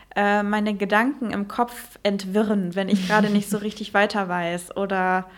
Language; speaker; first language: German; early bilingual, heritage; Dutch